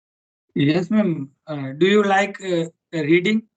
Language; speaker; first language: English; non-native, learner; Gujarati